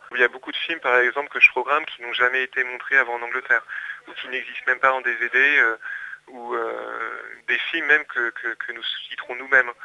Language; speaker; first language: French; native; French